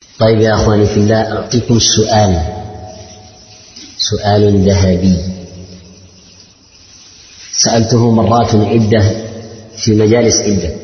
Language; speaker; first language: Arabic; non-native, fluent; Malay